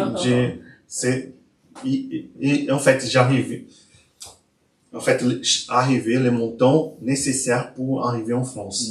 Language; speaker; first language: French; non-native, learner; Portuguese